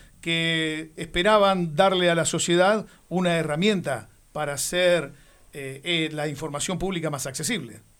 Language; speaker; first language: Spanish; native; Spanish